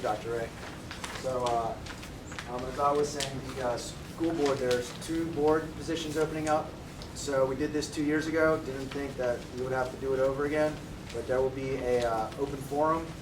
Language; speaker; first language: English; native; English